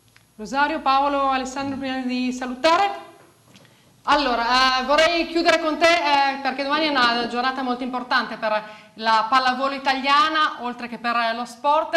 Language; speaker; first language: Italian; native; Italian